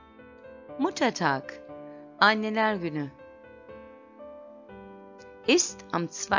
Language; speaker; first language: German; non-native, fluent; Turkish